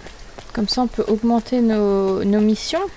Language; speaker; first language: French; native; French